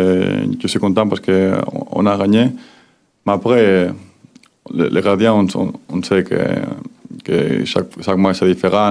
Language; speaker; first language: French; non-native, learner; Spanish